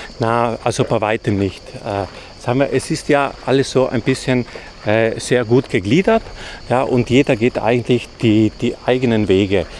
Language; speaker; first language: German; native; German